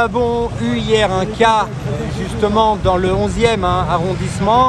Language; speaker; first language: French; native; French